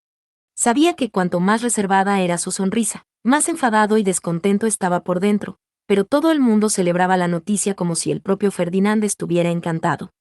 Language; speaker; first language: Spanish; native; Spanish